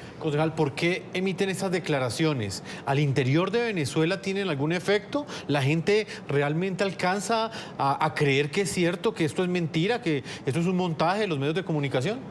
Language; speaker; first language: Spanish; native; Spanish